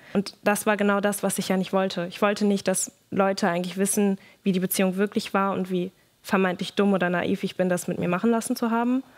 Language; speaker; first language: German; native; German